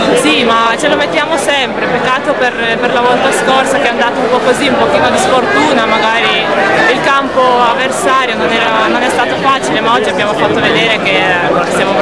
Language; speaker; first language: Italian; non-native, fluent; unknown